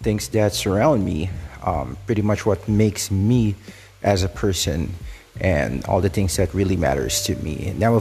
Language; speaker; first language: English; non-native, local second language; Filipino